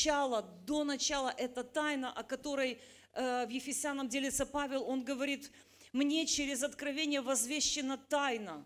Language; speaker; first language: Russian; native; Russian